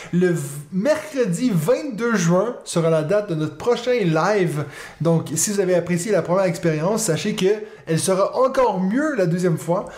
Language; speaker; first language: French; native; French